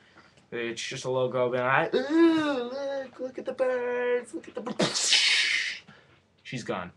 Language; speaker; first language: English; native; English